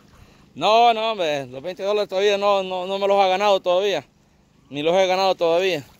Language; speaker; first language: Spanish; native; Spanish